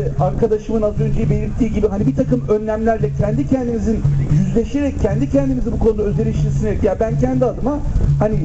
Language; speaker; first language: Turkish; native; Turkish